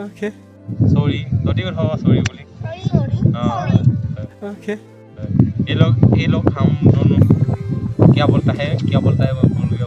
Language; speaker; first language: Hindi; non-native, local second language; Assamese